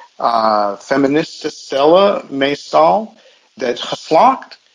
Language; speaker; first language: Dutch; non-native, fluent; English